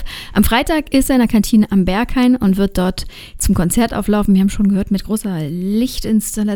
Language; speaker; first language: German; native; German